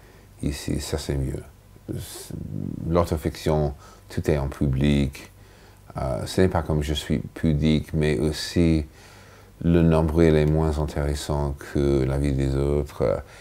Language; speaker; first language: French; non-native, fluent; English